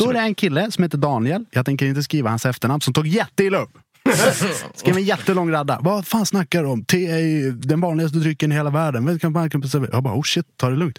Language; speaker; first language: Swedish; native; Swedish